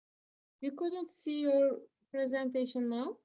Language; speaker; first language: English; non-native, learner; Turkish